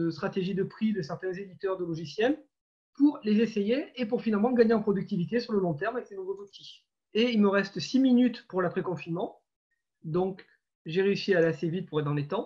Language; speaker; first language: French; native; French